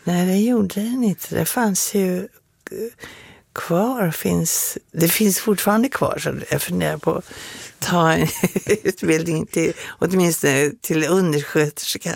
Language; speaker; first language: Swedish; native; Swedish